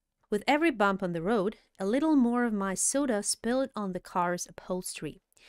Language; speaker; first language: English; non-native, fluent; Russian